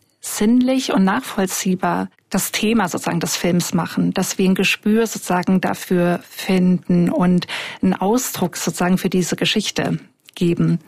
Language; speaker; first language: German; native; German